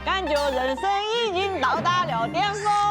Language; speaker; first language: Chinese; native; Chinese